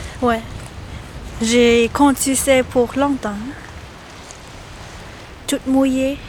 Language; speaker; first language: French; non-native, local second language; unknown